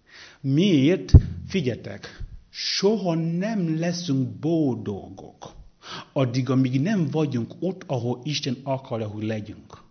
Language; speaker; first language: Hungarian; non-native, learner; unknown